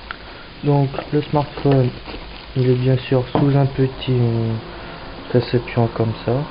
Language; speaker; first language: French; native; French